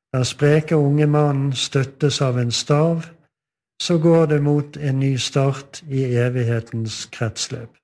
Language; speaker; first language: Norwegian; native; Norwegian